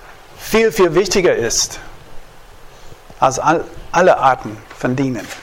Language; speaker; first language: German; non-native, fluent; English